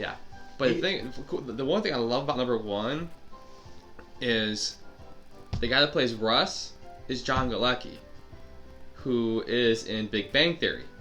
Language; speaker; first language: English; native; English